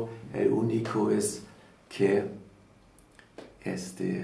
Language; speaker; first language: Spanish; non-native, learner; German